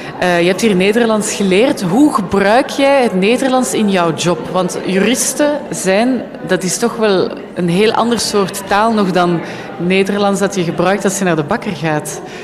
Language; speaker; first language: Dutch; native; Dutch